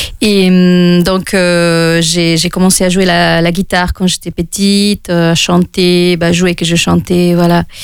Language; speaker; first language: French; non-native, fluent; Spanish